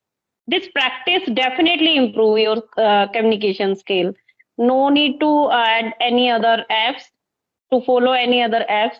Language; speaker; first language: English; non-native, local second language; Hindi